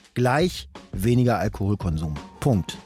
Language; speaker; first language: German; native; German